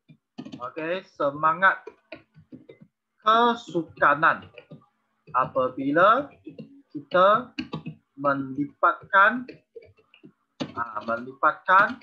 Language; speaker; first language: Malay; non-native, local second language; Chinese